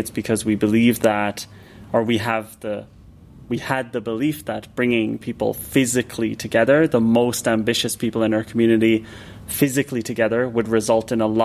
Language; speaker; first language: English; native; English